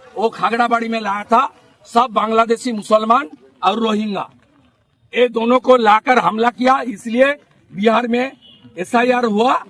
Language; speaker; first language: Hindi; non-native, local second language; Bangla